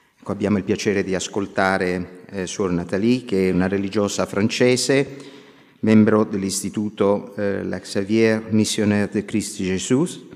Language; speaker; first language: Italian; native; Italian